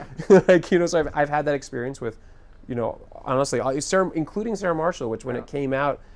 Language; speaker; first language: English; native; English